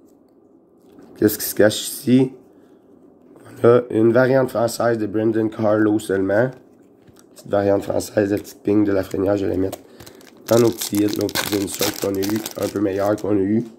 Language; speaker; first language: French; native; French